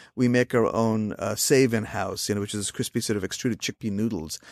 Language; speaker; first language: English; non-native, local second language; Hindi